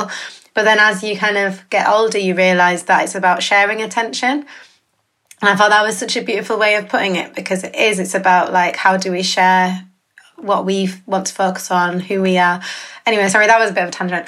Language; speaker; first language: English; native; English